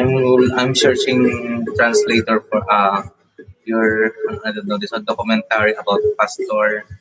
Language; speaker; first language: English; non-native, local second language; Filipino